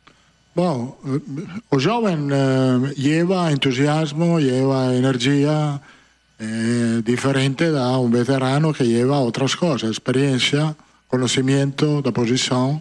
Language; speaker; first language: Portuguese; non-native, fluent; Italian